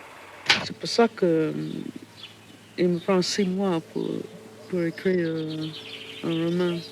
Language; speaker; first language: French; non-native, fluent; English